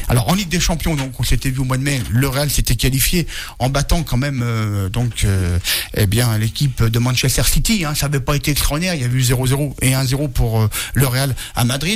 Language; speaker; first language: French; native; French